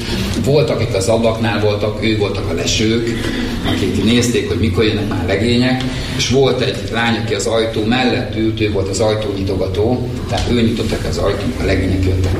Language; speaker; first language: Hungarian; native; Hungarian